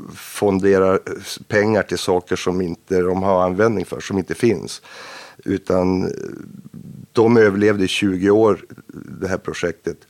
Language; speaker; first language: Swedish; native; Swedish